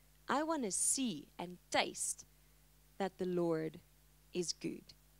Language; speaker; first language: English; non-native, local second language; Afrikaans